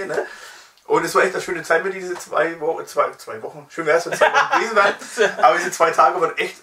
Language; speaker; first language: German; native; German